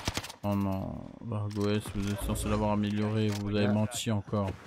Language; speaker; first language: French; native; French